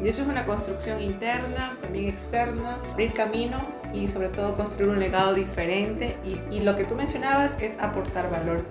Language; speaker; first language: Spanish; native; Spanish